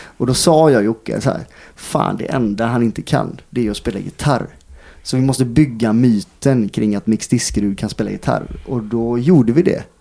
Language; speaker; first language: Swedish; native; Swedish